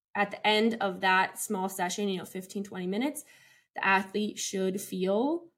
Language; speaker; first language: English; native; English